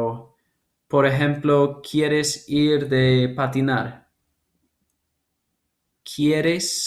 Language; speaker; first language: Spanish; non-native, fluent; English